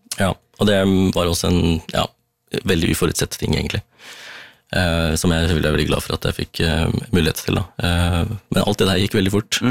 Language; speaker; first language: Norwegian; early bilingual, other home language; Tamil